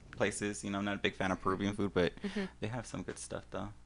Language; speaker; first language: English; early bilingual, other home language; Spanish